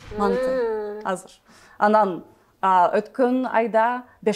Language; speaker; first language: Kyrgyz; non-native, learner; English